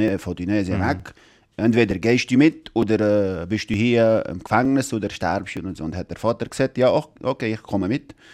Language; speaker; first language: German; non-native, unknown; Arabic